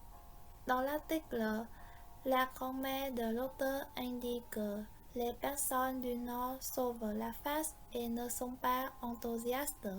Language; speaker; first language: French; non-native, fluent; Vietnamese